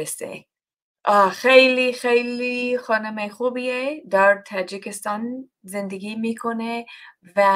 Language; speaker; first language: Persian; non-native, learner; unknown